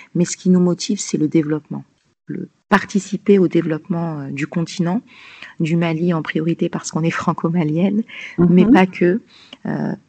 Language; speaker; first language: French; native; French